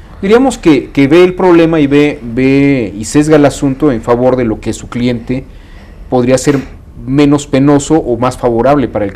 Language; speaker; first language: Spanish; native; Spanish